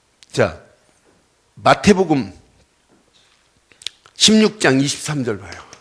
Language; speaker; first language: Korean; native; Korean